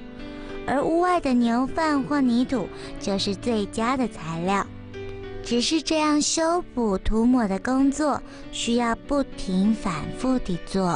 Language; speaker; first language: Chinese; native; Chinese